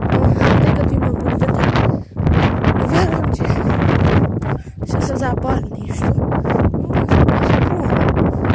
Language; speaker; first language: Bulgarian; native; Bulgarian